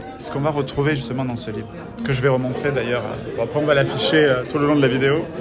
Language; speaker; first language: French; native; French